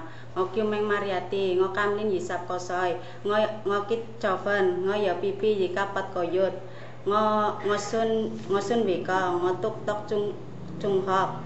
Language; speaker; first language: Cantonese; non-native, learner; Indonesian